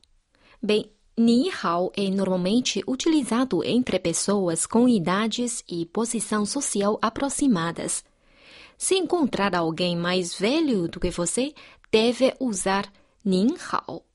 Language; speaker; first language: Portuguese; non-native, fluent; Chinese